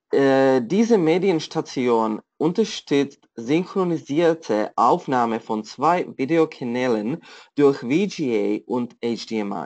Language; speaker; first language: German; non-native, fluent; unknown